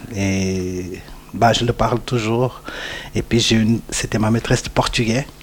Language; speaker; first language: French; early bilingual, other home language; Portuguese